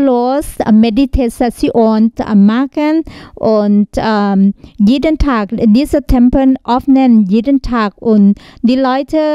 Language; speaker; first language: German; non-native, learner; Thai